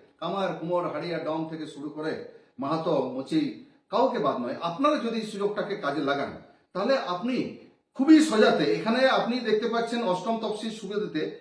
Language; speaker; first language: Bangla; non-native, local second language; Santali